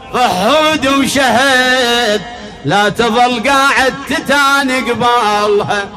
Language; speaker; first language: Arabic; native; Arabic